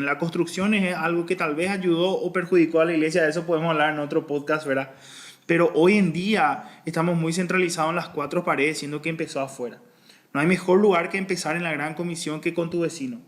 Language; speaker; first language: Spanish; native; Spanish